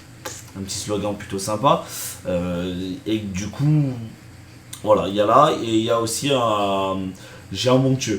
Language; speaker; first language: French; native; French